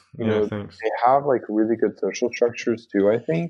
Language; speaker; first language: English; native; English